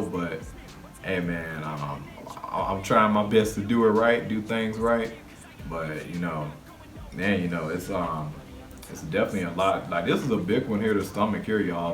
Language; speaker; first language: English; native; English